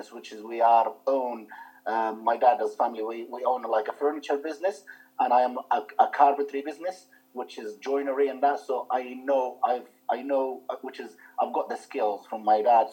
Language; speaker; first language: English; non-native, fluent; Arabic